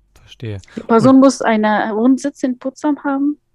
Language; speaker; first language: German; non-native, fluent; Persian